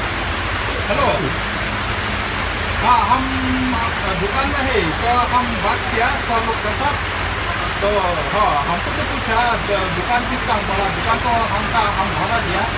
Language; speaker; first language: Hindi; non-native, local second language; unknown